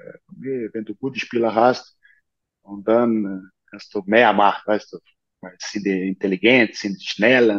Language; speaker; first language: German; non-native, fluent; Portuguese